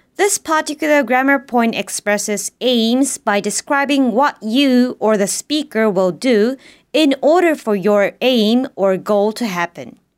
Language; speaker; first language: English; non-native, fluent; Japanese